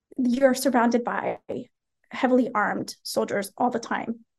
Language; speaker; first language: English; early bilingual, other home language; Arabic